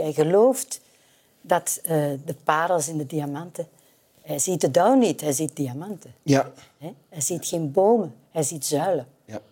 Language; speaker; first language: Dutch; native; Dutch